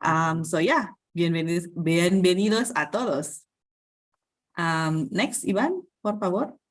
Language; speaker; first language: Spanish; non-native, fluent; Indonesian